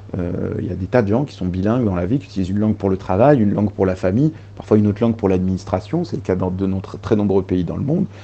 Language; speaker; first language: French; early bilingual, other home language; Arabic